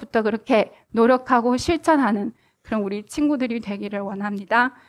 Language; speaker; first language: Korean; native; Korean